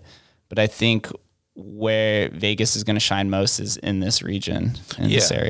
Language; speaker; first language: English; native; English